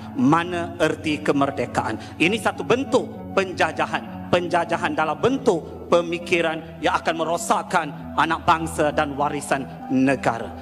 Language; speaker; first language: Malay; non-native, local second language; Tamil